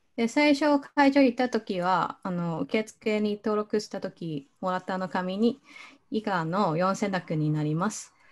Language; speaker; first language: Japanese; non-native, fluent; Cantonese